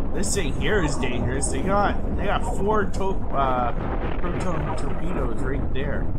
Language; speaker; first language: English; native; English